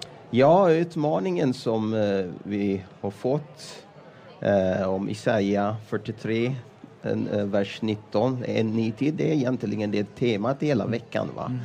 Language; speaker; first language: Swedish; non-native, fluent; Amharic